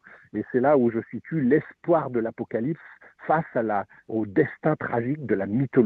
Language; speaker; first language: French; native; French